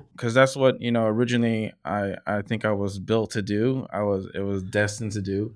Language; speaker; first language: English; native; English